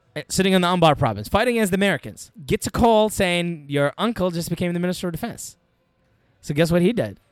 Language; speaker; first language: English; non-native, fluent; Arabic